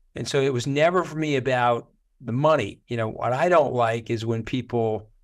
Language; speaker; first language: English; native; English